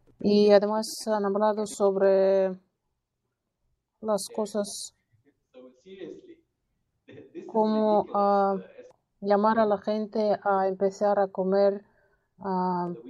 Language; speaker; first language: Spanish; non-native, learner; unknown